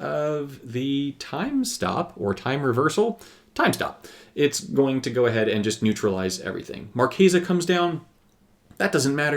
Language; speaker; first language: English; native; English